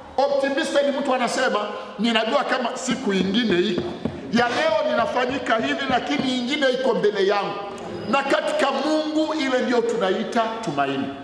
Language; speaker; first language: Swahili; native; Swahili